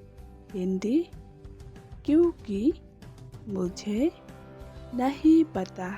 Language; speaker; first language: Hindi; non-native, local second language; Khasi